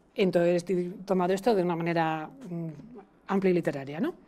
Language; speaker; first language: Spanish; native; Spanish